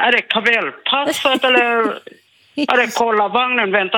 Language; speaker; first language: Swedish; non-native, learner; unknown